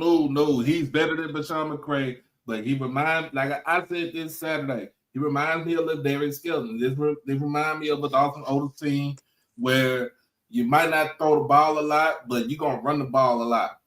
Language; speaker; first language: English; native; English